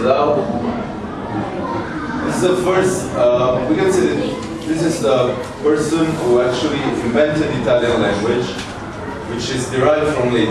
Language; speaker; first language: English; non-native, learner; Italian